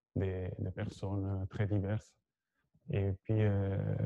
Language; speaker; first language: French; non-native, fluent; Spanish